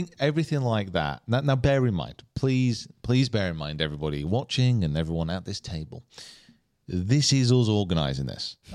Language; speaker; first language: English; native; English